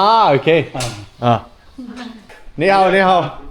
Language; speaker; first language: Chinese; non-native, learner; Portuguese